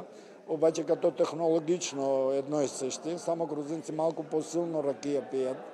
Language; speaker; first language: Bulgarian; non-native, fluent; Georgian